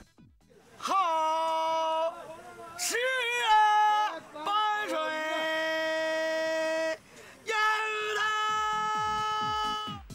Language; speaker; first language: Chinese; native; Chinese